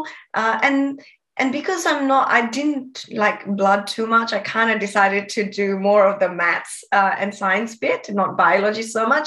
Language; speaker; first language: English; non-native, local second language; Nepali